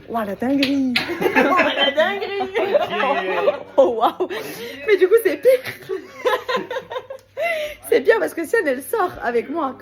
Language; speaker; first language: French; native; French